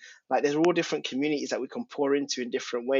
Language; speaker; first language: English; native; English